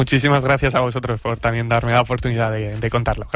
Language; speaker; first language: Spanish; native; Spanish